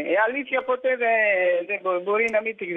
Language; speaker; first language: Greek; early bilingual, heritage; Greek